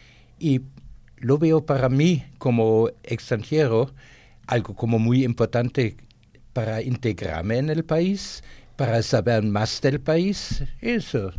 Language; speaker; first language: Spanish; non-native, fluent; German